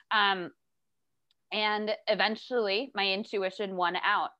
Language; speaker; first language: English; native; English